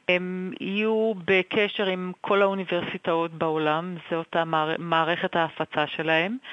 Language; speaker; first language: Hebrew; native; Hebrew